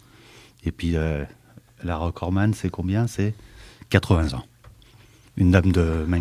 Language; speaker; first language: French; native; French